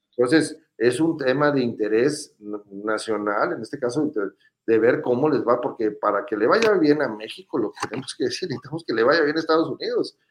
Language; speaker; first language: Spanish; native; Spanish